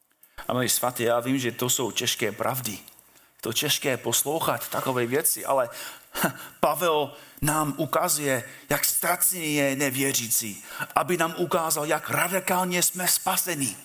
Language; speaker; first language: Czech; non-native, fluent; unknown